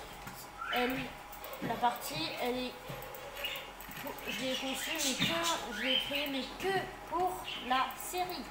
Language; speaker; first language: French; native; French